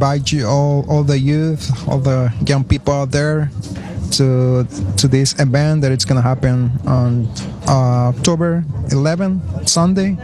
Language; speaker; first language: Spanish; early bilingual, heritage; Spanish